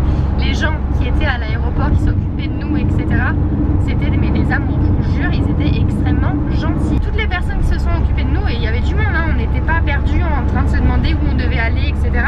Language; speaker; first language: French; native; French